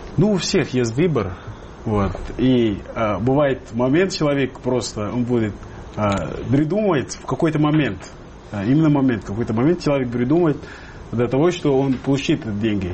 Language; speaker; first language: Russian; non-native, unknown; Arabic